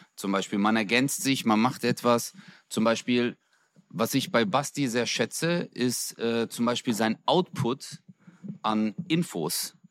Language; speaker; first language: German; early bilingual, other home language; Turkish